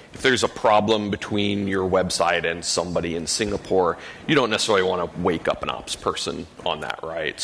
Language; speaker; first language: English; native; English